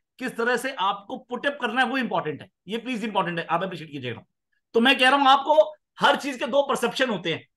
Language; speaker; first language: Hindi; non-native, local second language; Punjabi